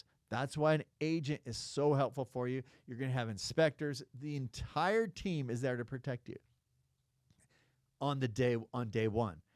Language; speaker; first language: English; native; English